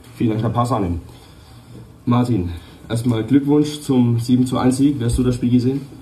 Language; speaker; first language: German; native; German